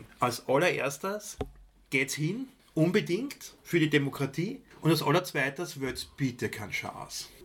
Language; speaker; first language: German; native; German